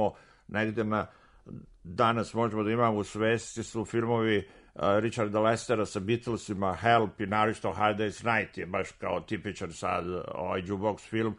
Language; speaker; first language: Serbian; native; Serbian